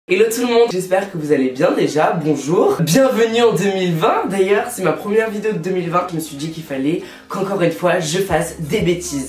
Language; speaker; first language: French; native; French